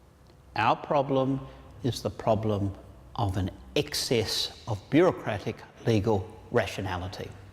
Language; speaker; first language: English; native; English